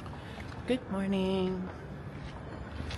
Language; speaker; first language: English; non-native, local second language; Filipino